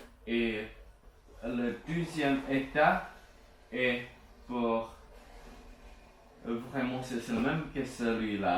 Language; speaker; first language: French; non-native, learner; Chinese